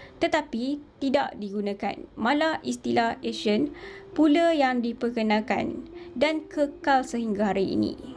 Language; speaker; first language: Malay; native; Malay